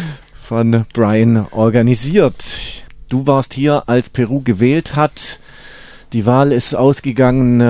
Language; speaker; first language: German; native; German